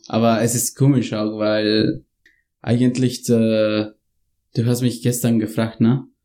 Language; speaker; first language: German; non-native, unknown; Spanish